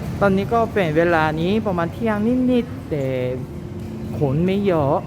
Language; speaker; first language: Thai; non-native, learner; Korean